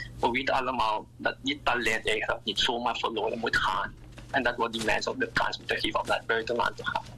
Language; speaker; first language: Dutch; native; Dutch